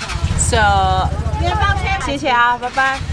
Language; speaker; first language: Chinese; non-native, learner; Indonesian